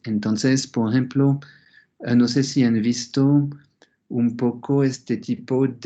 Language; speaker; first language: Spanish; non-native, fluent; French